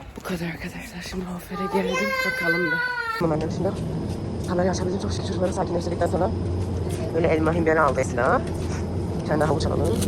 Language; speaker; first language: Turkish; early bilingual, heritage; Turkish